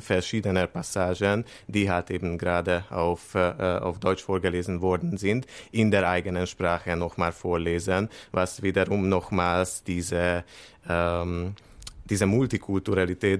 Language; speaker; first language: German; non-native, fluent; Hungarian